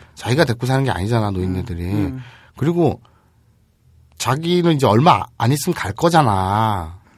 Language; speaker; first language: Korean; native; Korean